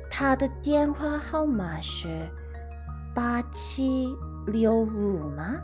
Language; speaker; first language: Chinese; non-native, learner; English